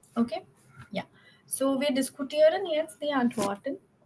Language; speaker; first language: German; non-native, fluent; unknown